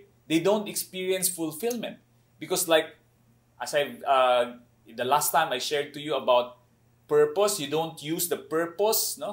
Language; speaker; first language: English; non-native, local second language; Cebuano